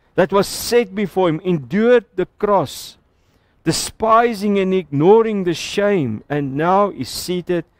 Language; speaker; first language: English; non-native, local second language; Afrikaans